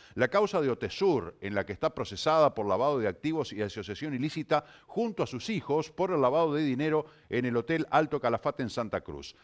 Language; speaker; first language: Spanish; native; Spanish